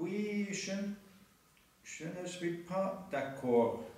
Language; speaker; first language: French; non-native, fluent; Norwegian